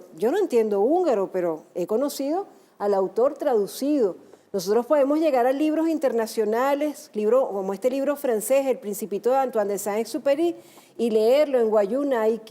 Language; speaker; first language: Spanish; native; Spanish